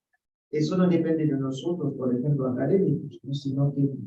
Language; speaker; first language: Spanish; non-native, fluent; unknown